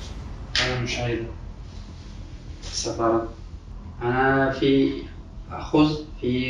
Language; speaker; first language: Arabic; non-native, learner; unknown